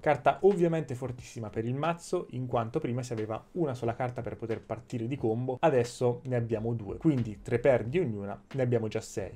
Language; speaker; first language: Italian; native; Italian